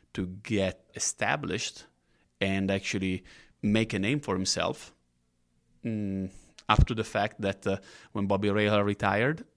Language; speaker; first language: English; non-native, fluent; Italian